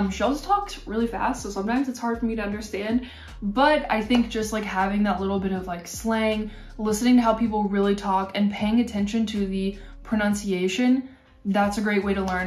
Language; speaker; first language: English; native; English